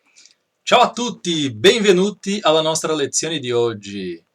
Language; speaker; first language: Italian; non-native, fluent; Portuguese